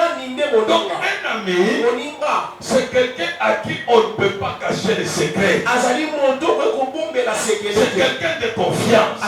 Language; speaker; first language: French; non-native, local second language; Lingala